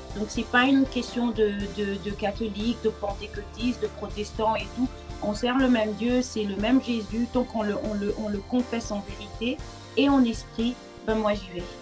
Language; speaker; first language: French; non-native, local second language; Lingala